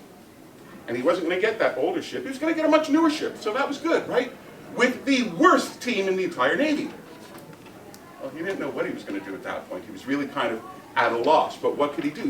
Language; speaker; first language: English; native; English